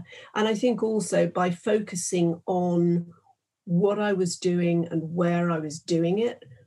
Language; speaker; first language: English; native; English